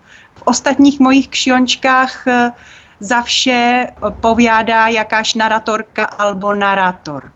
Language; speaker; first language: Polish; non-native, fluent; Czech